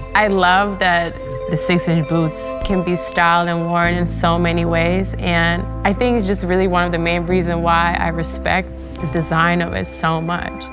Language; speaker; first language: English; early bilingual, other home language; Polish